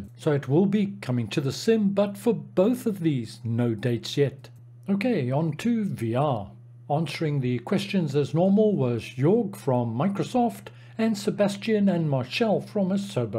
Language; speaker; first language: English; native; English